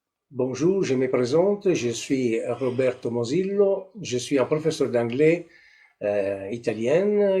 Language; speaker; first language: French; non-native, learner; Italian